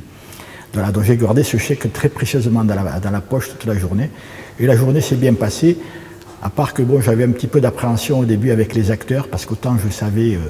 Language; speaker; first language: French; native; French